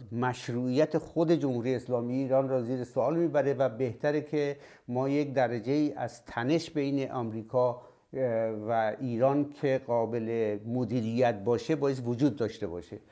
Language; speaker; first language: Persian; native; Persian